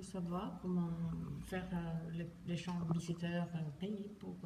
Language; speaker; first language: French; non-native, fluent; Swedish